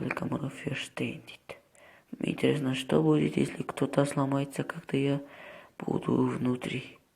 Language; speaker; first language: Russian; non-native, local second language; Kazakh